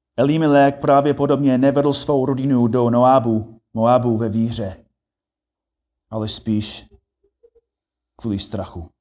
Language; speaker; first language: Czech; non-native, fluent; English